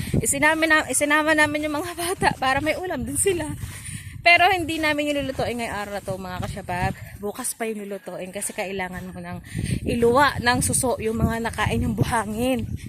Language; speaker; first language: Filipino; non-native, local second language; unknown